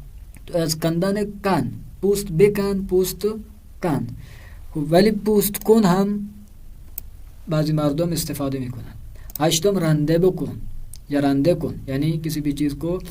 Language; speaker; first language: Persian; non-native, fluent; Urdu